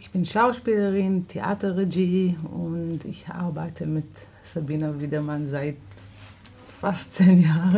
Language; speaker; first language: German; non-native, fluent; Hebrew